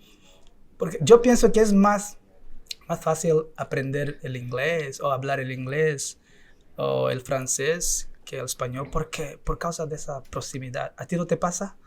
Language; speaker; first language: Spanish; non-native, learner; Portuguese